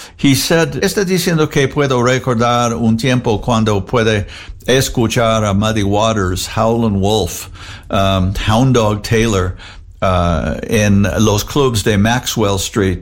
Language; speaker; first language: Spanish; non-native, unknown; English